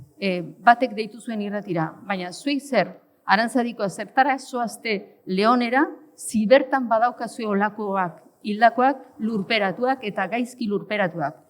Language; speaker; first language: Basque; native; Basque